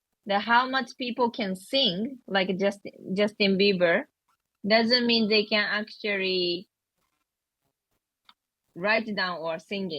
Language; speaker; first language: English; non-native, learner; Japanese